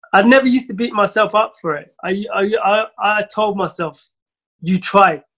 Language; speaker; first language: English; early bilingual, other home language; Somali